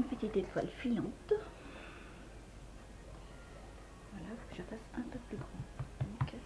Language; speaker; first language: French; native; French